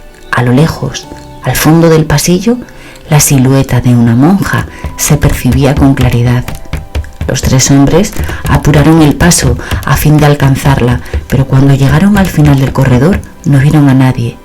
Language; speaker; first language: Spanish; native; Spanish